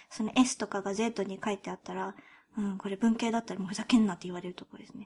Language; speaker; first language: Japanese; early bilingual, heritage; Japanese